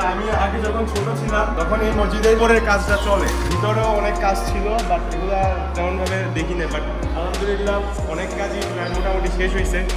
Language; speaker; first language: Bangla; early bilingual, heritage; Bangla